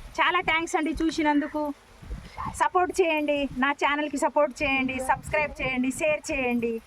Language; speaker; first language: Telugu; non-native, local second language; Lambadi